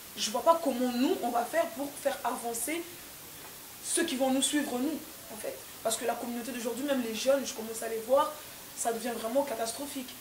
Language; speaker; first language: French; non-native, local second language; Lingala